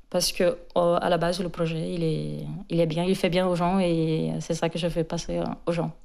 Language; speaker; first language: French; non-native, fluent; Portuguese